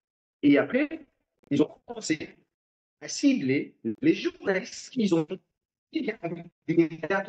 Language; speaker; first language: French; non-native, fluent; Arabic